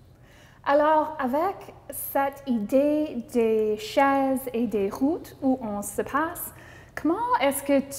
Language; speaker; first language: French; non-native, local second language; English